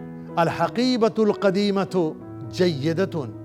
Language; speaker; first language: Arabic; non-native, fluent; Hindi